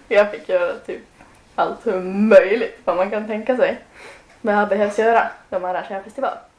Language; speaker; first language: Swedish; non-native, local second language; Finnish